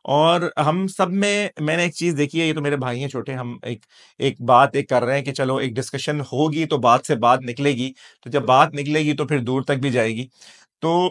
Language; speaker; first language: Urdu; native; Urdu